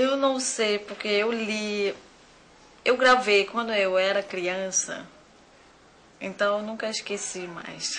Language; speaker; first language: Portuguese; non-native, fluent; Thai